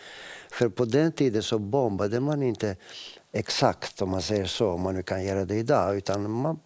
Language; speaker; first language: Swedish; non-native, fluent; Greek